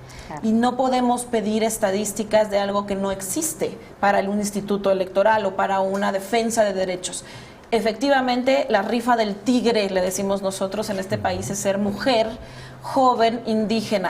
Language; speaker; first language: Spanish; native; Spanish